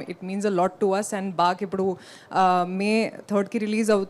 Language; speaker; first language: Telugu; non-native, fluent; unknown